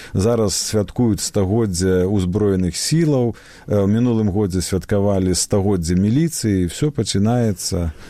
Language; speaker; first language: Belarusian; native; Belarusian